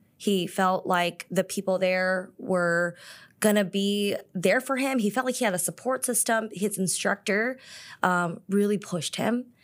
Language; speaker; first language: English; early bilingual, other home language; Korean